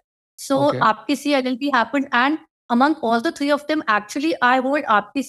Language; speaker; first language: English; non-native, local second language; Hindi